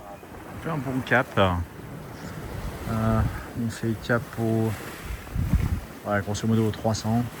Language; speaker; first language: French; native; French